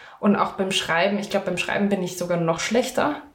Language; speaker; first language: German; native; German